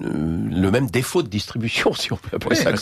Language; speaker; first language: French; native; French